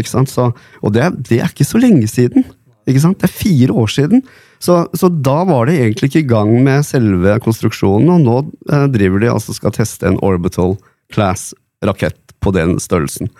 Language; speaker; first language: Norwegian; native; Norwegian